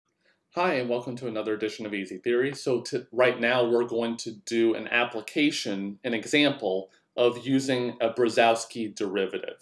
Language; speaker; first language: English; native; English